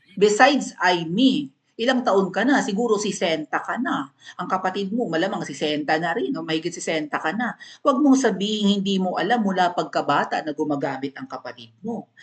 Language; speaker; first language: Filipino; non-native, local second language; Cebuano